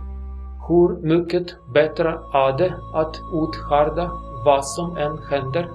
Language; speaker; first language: Swedish; non-native, learner; Russian